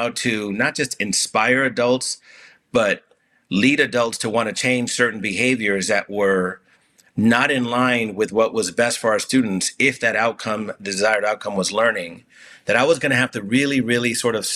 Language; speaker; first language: English; early bilingual, other home language; Spanish